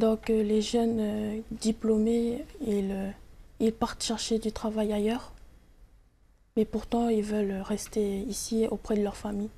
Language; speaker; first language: French; non-native, local second language; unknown